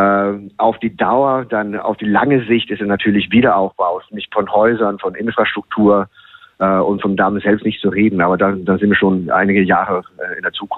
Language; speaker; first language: German; non-native, fluent; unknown